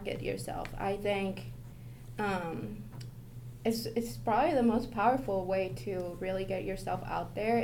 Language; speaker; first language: English; non-native, fluent; Spanish